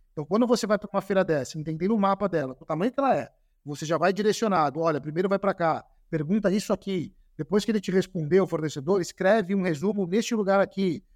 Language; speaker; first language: Portuguese; native; Portuguese